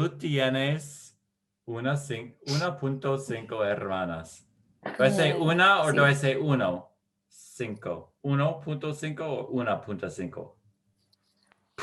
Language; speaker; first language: Spanish; non-native, learner; English